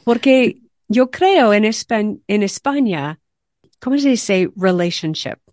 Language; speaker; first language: Spanish; non-native, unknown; English